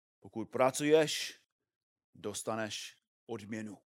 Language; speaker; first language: Czech; non-native, fluent; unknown